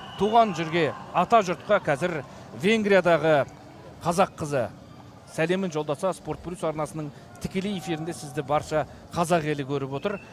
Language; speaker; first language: Kazakh; native; Kazakh